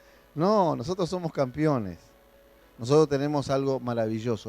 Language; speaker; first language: Spanish; native; Spanish